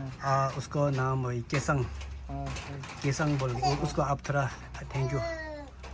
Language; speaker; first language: Hindi; non-native, local second language; Tibetan